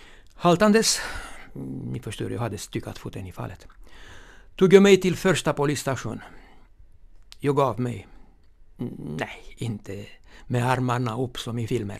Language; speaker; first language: Swedish; non-native, fluent; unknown